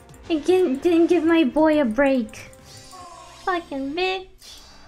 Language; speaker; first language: English; early bilingual, other home language; Spanish